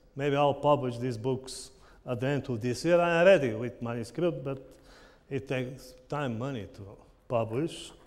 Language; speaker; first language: English; non-native, learner; Bulgarian